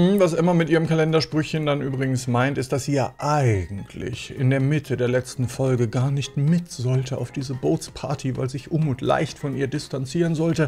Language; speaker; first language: German; native; German